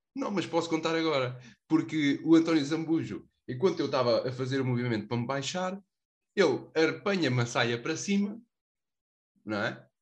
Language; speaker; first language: Portuguese; native; Portuguese